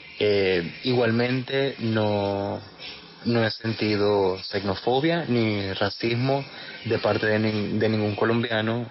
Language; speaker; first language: Spanish; native; Spanish